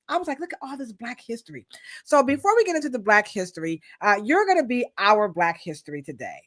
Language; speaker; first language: English; native; English